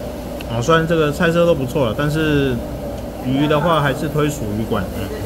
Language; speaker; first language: Chinese; native; Chinese